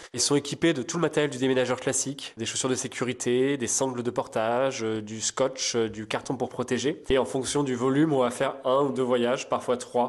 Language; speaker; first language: French; native; French